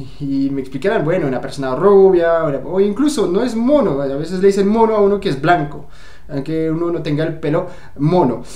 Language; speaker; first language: Spanish; non-native, fluent; French